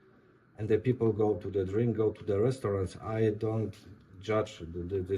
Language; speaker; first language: English; non-native, learner; Polish